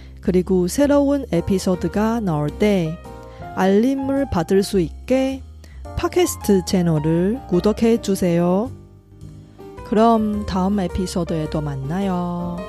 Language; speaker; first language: Korean; non-native, fluent; Chinese